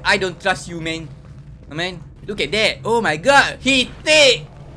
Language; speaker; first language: English; non-native, local second language; Malay